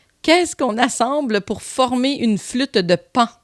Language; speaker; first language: French; native; French